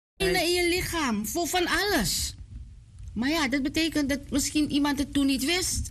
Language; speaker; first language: Dutch; native; Dutch